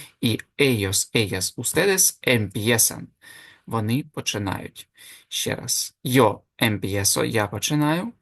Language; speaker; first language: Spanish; non-native, fluent; Ukrainian